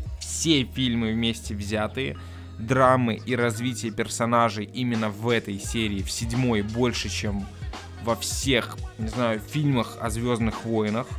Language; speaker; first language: Russian; native; Russian